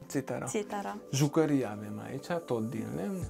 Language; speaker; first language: Romanian; non-native, local second language; Hungarian